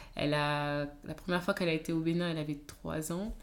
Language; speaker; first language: French; native; French